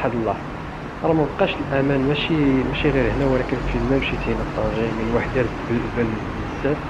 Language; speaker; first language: Arabic; native; Arabic